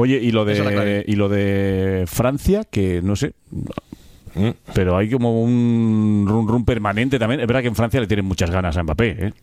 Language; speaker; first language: Spanish; native; Spanish